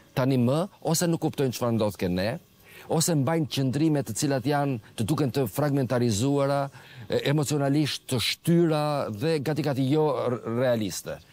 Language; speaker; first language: Albanian; native; Albanian